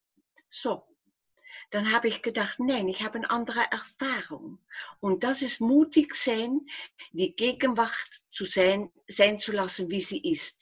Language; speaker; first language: German; non-native, fluent; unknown